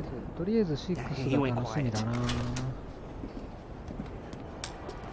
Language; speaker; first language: Japanese; native; Japanese